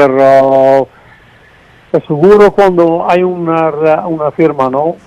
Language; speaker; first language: Spanish; non-native, fluent; Dutch